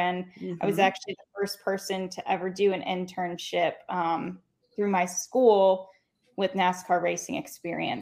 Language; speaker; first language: English; native; English